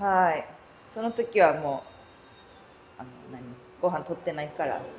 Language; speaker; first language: Japanese; non-native, fluent; English